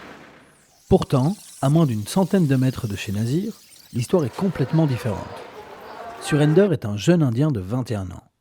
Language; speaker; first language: French; native; French